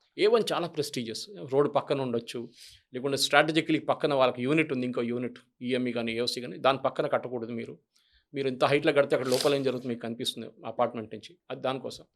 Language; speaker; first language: Telugu; non-native, local second language; Malayalam